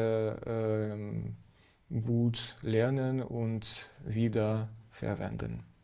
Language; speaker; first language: German; non-native, fluent; Ukrainian